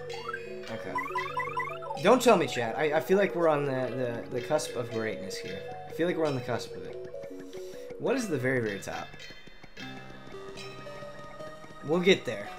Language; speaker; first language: English; native; English